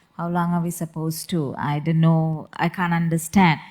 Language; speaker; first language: English; non-native, local second language; Sinhala